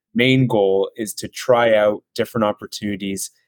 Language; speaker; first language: English; native; English